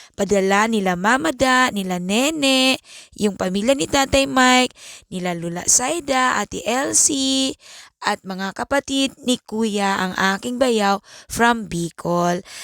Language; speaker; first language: Filipino; native; Filipino